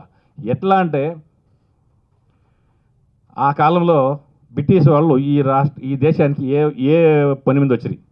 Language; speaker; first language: Telugu; native; Telugu